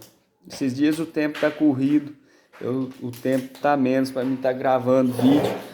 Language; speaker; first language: Portuguese; native; Portuguese